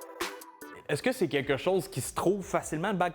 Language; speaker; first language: French; native; French